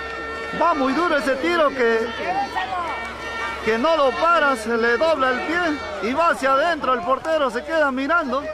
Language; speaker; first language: Spanish; native; Spanish